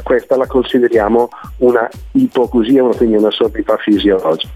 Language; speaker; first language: Italian; native; Italian